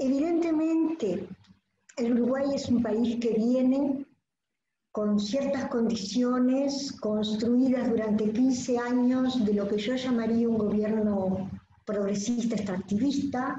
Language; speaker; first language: Spanish; native; Spanish